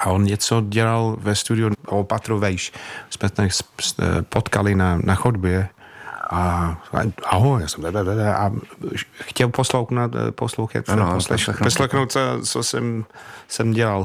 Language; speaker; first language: Czech; non-native, fluent; English